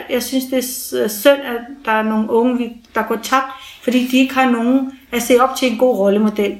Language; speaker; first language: Danish; early bilingual, other home language; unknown